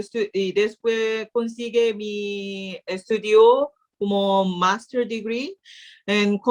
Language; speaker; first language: Spanish; non-native, learner; Korean